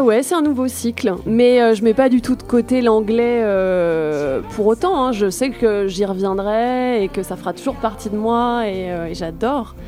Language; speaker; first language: French; native; French